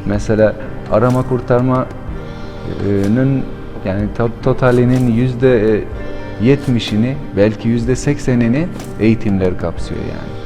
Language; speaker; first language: Turkish; non-native, fluent; Albanian